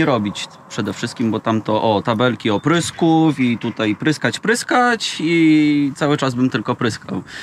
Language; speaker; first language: Polish; native; Polish